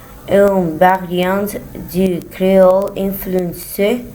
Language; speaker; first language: French; non-native, learner; Spanish